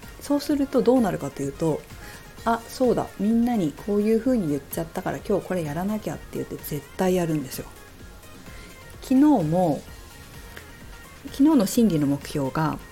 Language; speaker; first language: Japanese; native; Japanese